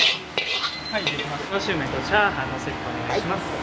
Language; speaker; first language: Japanese; native; Japanese